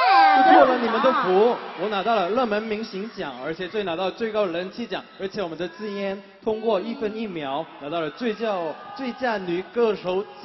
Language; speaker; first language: Chinese; non-native, fluent; Korean